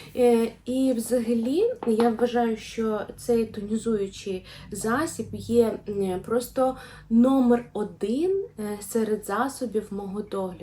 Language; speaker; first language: Ukrainian; non-native, local second language; Russian